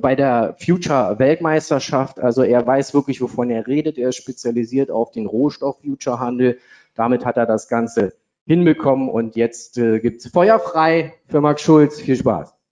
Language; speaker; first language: German; native; German